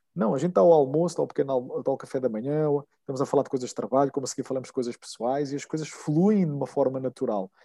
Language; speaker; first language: Portuguese; native; Portuguese